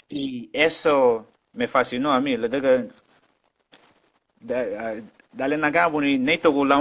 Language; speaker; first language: Spanish; non-native, local second language; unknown